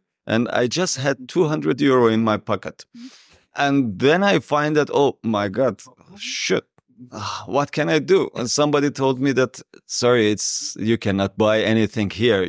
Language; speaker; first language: English; non-native, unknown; Persian